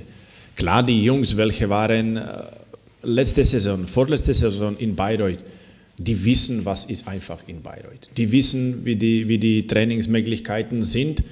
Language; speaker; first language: German; non-native, fluent; Slovak